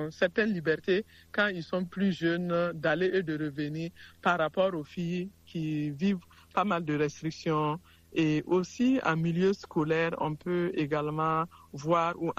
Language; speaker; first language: French; non-native, local second language; Mossi